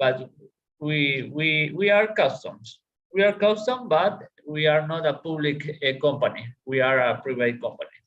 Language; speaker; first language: English; non-native, learner; Spanish